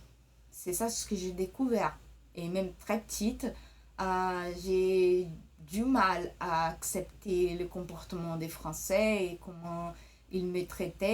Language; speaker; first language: French; early bilingual, other home language; Portuguese